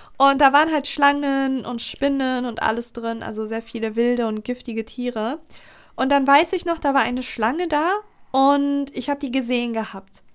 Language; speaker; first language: German; early bilingual, other home language; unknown